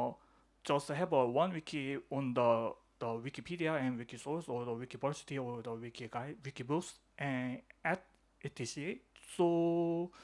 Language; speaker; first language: English; non-native, learner; Korean